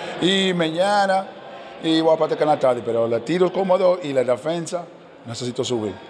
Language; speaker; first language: Spanish; non-native, learner; English